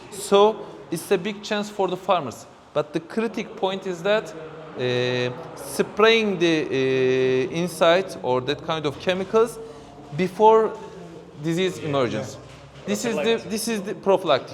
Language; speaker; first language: English; non-native, fluent; Turkish